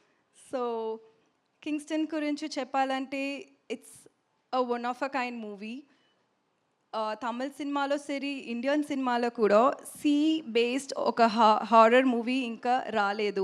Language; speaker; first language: Telugu; non-native, learner; Tamil